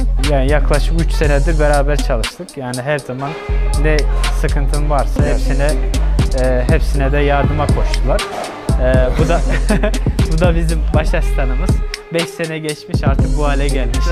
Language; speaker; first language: Turkish; non-native, fluent; Kyrgyz